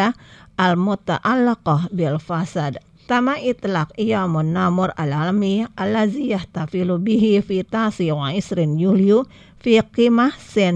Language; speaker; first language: Arabic; non-native, fluent; Indonesian